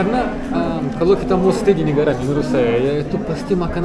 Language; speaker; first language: Indonesian; non-native, fluent; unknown